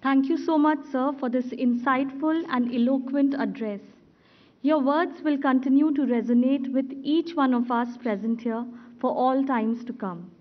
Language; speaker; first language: English; non-native, local second language; Hindi